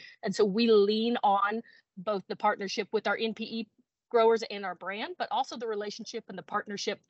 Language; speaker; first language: English; native; English